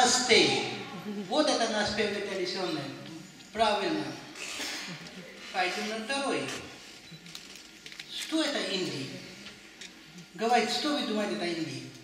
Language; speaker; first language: Russian; non-native, learner; Hindi